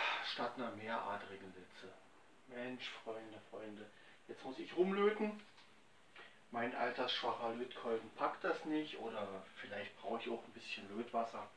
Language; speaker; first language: German; native; German